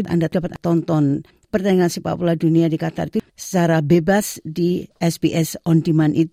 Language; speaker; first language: Indonesian; native; Indonesian